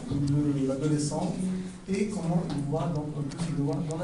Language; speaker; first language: French; non-native, local second language; Arabic